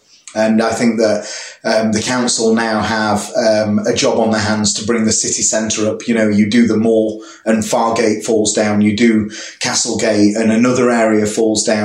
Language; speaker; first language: English; native; English